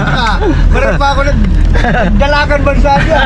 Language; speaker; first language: Filipino; non-native, local second language; Bikol